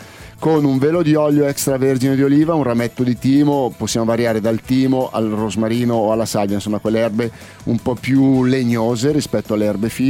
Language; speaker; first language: Italian; native; Italian